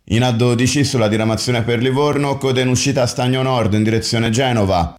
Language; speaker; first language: Italian; native; Italian